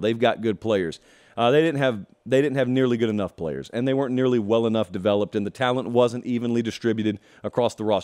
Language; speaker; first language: English; native; English